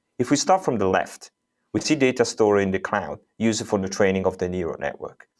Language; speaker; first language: English; non-native, fluent; Italian